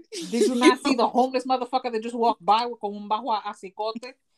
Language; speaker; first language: English; early bilingual, other home language; Spanish